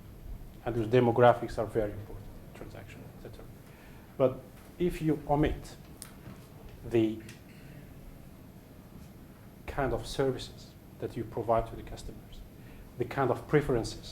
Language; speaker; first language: English; non-native, fluent; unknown